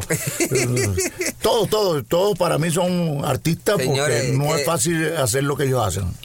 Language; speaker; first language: Spanish; native; Spanish